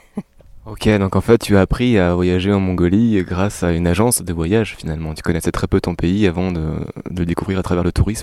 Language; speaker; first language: French; native; French